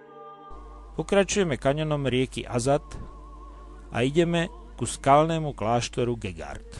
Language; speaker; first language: Slovak; native; Slovak